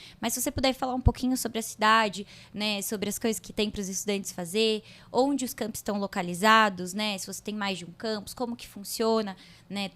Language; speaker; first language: Portuguese; native; Portuguese